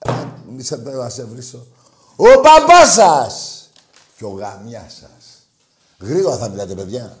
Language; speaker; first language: Greek; native; Greek